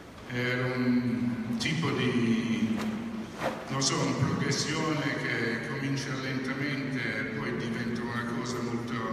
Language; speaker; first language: Italian; non-native, fluent; English